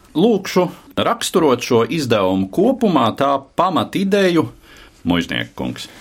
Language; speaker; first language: Latvian; native; Latvian